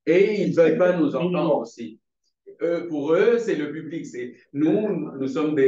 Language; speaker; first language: French; non-native, fluent; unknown